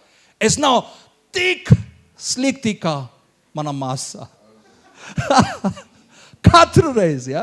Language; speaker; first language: Latvian; non-native, learner; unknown